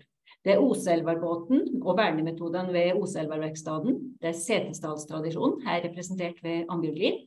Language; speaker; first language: Norwegian; native; Norwegian